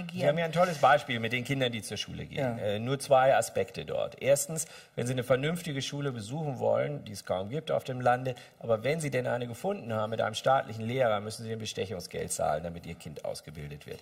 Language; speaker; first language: German; native; German